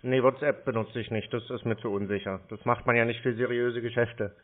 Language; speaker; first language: German; native; German